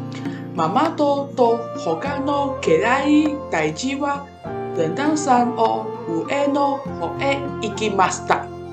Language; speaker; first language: Japanese; non-native, learner; Malay